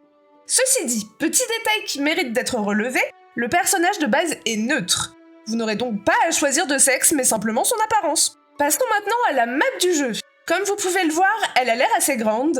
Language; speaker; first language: French; native; French